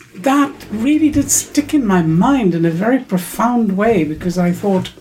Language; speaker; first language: English; non-native, local second language; Urdu